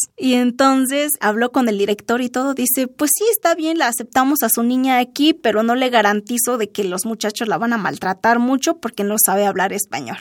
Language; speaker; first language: Spanish; non-native, local second language; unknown